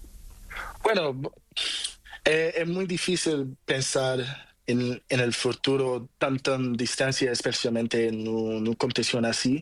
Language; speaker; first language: Spanish; non-native, learner; Portuguese